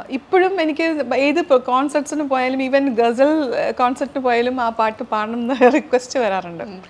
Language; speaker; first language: Malayalam; non-native, local second language; Urdu